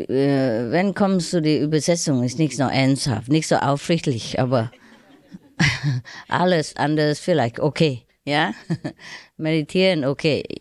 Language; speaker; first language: German; non-native, learner; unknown